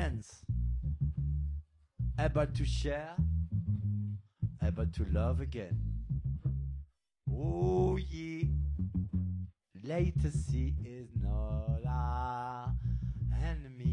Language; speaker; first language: English; non-native, learner; French